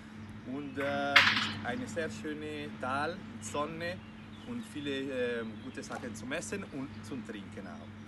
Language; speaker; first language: German; non-native, local second language; Italian